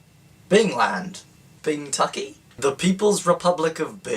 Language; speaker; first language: English; native; English